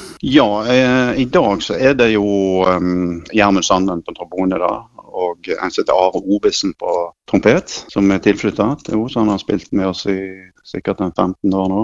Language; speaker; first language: Norwegian; native; Norwegian